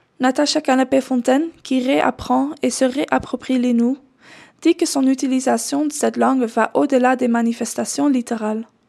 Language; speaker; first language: French; non-native, fluent; Dutch